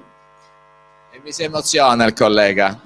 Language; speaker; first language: Italian; native; Italian